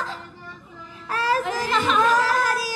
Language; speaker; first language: Japanese; non-native, learner; Indonesian